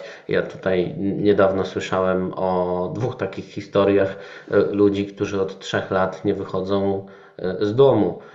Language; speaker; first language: Polish; native; Polish